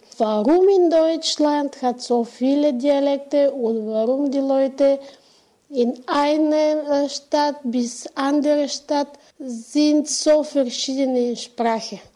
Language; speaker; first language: German; non-native, learner; Bulgarian